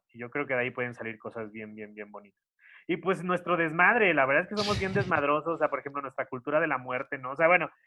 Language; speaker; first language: Spanish; native; Spanish